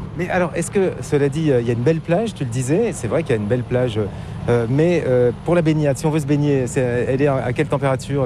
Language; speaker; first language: French; native; French